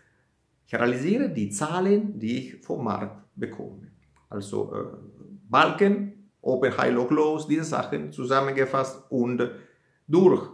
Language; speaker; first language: German; non-native, fluent; Italian